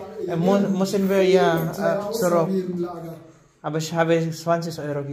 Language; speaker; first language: German; non-native, learner; Filipino